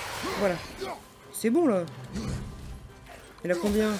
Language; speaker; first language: French; native; French